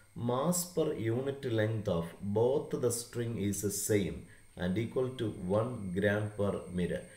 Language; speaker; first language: English; non-native, local second language; Malayalam